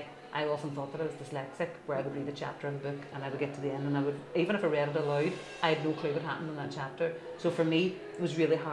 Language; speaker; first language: English; native; English